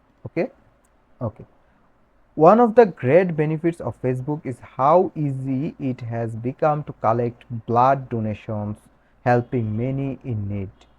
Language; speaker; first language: English; non-native, local second language; Bangla